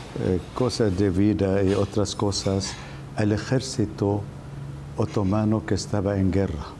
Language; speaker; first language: Spanish; non-native, fluent; Arabic